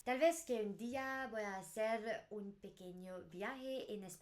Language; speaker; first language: Spanish; non-native, learner; English